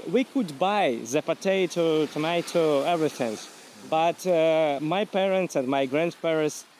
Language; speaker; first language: English; non-native, fluent; Russian